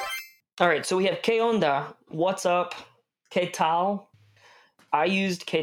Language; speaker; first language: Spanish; non-native, fluent; English